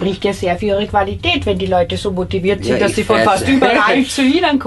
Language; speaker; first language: German; native; German